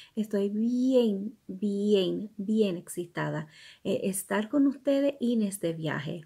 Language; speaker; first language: Spanish; early bilingual, heritage; Spanish